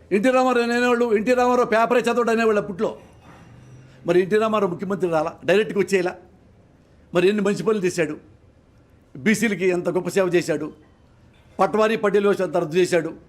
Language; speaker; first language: Telugu; native; Telugu